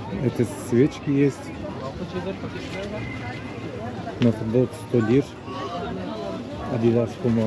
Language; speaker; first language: Russian; non-native, learner; Turkish